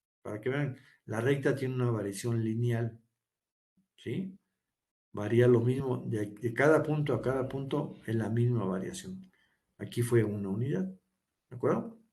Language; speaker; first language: Spanish; native; Spanish